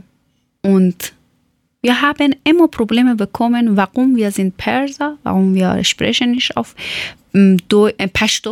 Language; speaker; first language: German; non-native, learner; Persian